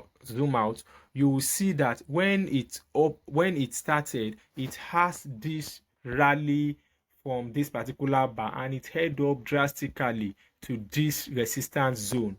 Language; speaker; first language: English; native; English